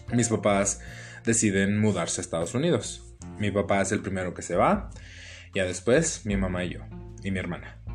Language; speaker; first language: Spanish; early bilingual, heritage; Spanish